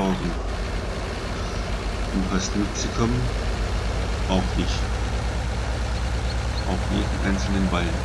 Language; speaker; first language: German; native; German